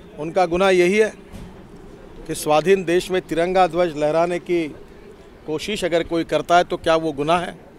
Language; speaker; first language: Hindi; non-native, local second language; Marathi